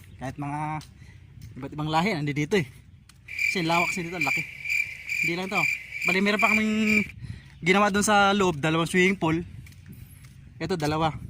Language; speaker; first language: Filipino; non-native, local second language; Cebuano